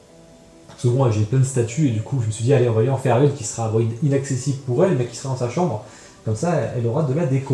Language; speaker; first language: French; native; French